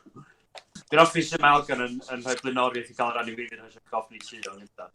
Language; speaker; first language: Welsh; native; Welsh